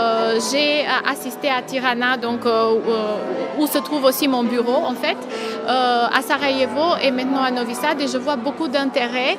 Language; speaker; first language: French; non-native, fluent; Albanian